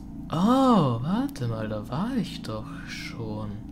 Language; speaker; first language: German; native; German